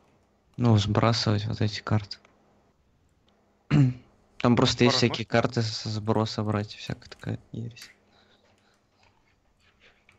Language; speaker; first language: Russian; native; Russian